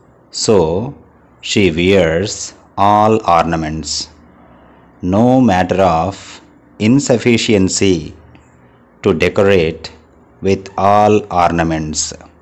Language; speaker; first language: English; non-native, local second language; Telugu